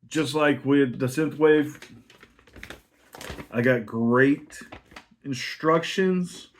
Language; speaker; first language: English; native; English